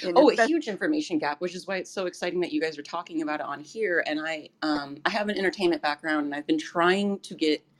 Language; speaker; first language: English; native; English